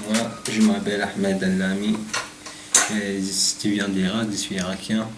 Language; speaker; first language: French; non-native, learner; Arabic